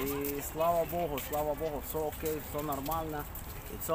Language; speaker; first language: Russian; non-native, learner; Arabic